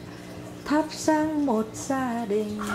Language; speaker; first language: Vietnamese; native; Vietnamese